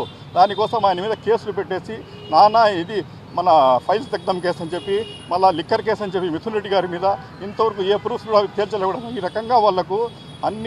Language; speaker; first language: Telugu; native; Telugu